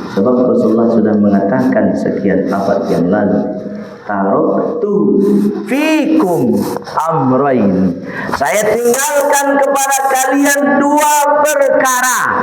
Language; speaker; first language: Malay; non-native, local second language; Minangkabau